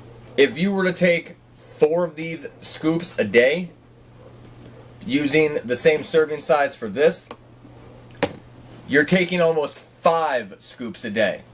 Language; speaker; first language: English; native; English